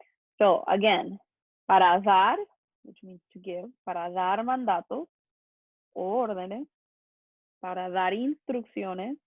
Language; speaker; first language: Spanish; non-native, fluent; English